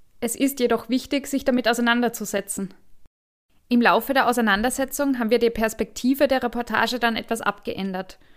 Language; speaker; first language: German; native; German